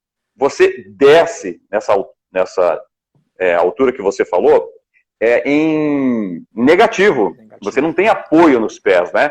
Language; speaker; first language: Portuguese; native; Portuguese